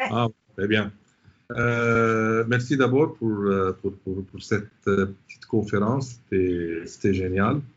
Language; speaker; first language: French; non-native, local second language; Arabic